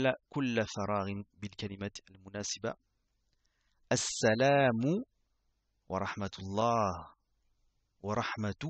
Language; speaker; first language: Arabic; non-native, fluent; French